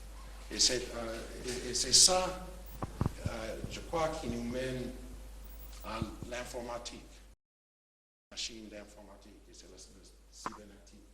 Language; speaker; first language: French; non-native, fluent; English